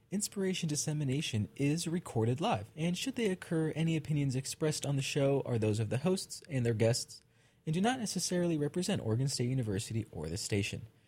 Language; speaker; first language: English; native; English